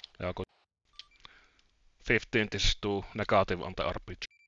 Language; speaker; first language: English; non-native, fluent; Finnish